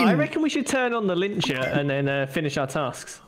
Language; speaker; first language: English; native; English